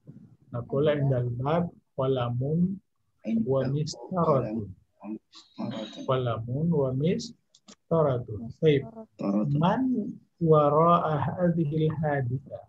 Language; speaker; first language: Arabic; non-native, fluent; Indonesian